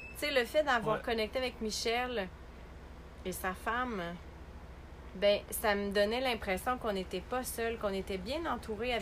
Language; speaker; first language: French; native; French